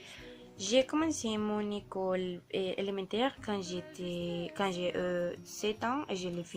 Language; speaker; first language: French; non-native, learner; Spanish